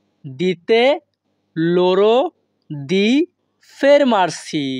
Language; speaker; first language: Italian; non-native, fluent; Bangla